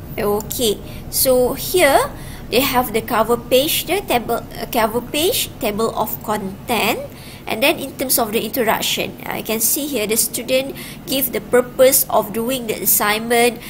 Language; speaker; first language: English; non-native, local second language; Malay